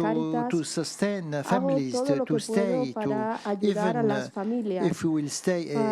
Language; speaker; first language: English; non-native, fluent; Arabic